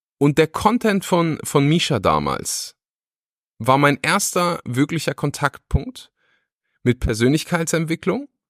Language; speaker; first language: German; early bilingual, other home language; Russian